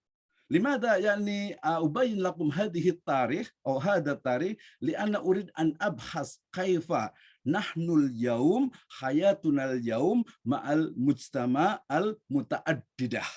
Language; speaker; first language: Arabic; non-native, learner; Indonesian